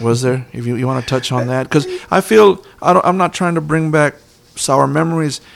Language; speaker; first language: English; early bilingual, other home language; Spanish